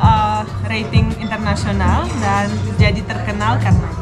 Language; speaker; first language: Indonesian; non-native, fluent; Russian